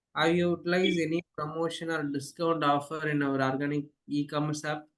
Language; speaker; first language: English; non-native, local second language; Tamil